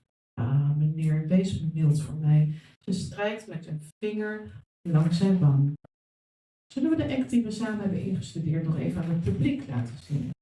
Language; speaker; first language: Dutch; native; Dutch